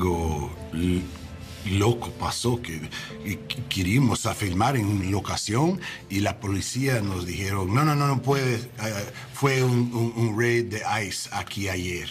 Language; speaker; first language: Spanish; non-native, learner; English